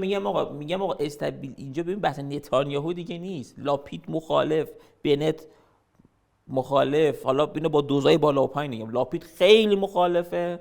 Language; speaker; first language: Persian; native; Persian